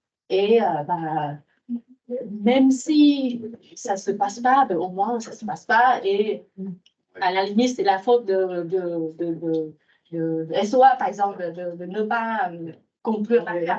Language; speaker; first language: French; non-native, fluent; Vietnamese